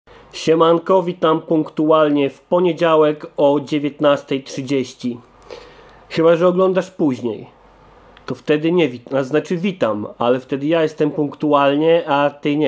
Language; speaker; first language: Polish; native; Polish